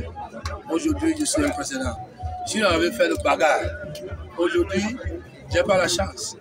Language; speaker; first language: French; non-native, fluent; English